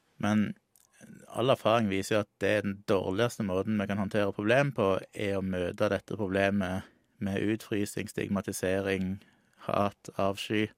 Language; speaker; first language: Norwegian; native; Norwegian